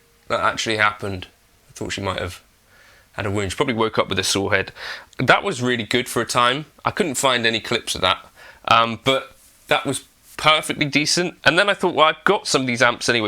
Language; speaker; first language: English; native; English